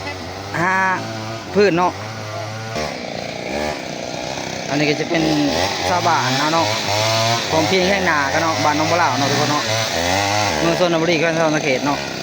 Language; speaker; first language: Thai; non-native, local second language; Lao